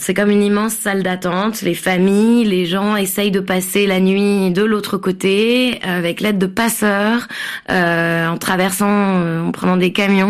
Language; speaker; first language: French; native; French